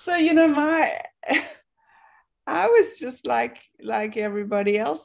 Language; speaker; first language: English; native; English